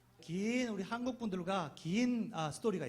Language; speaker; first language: Korean; native; Korean